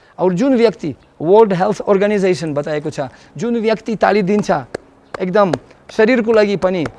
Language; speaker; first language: Nepali; non-native, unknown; Russian